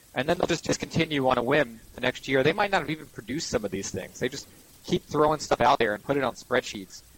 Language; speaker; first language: English; native; English